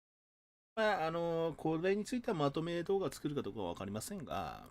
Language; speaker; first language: Japanese; native; Japanese